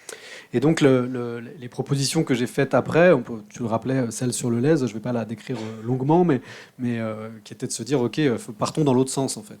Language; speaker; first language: French; native; French